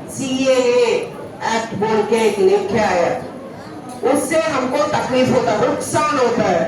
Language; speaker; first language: Hindi; non-native, local second language; Telugu